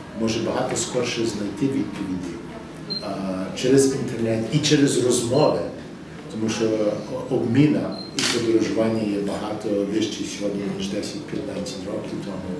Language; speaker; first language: Ukrainian; early bilingual, heritage; English